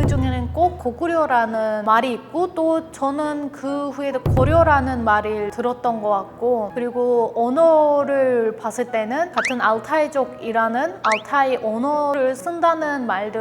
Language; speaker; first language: Korean; non-native, fluent; Turkish